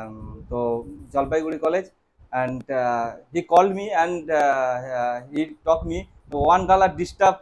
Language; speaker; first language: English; non-native, learner; Bangla